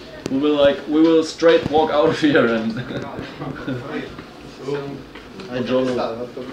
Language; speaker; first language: English; non-native, fluent; German